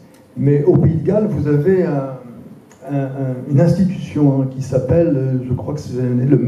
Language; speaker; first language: French; native; French